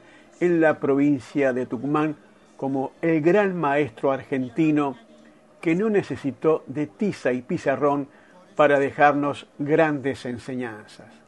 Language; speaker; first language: Spanish; native; Spanish